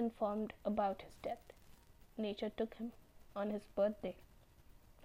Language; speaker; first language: English; non-native, local second language; Hindi